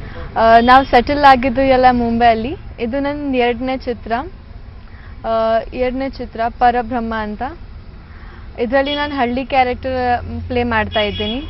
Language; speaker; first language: Kannada; early bilingual, heritage; Kannada